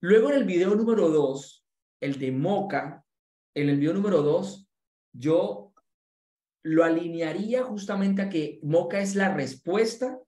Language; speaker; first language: Spanish; native; Spanish